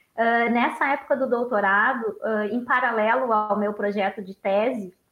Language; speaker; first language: Portuguese; native; Portuguese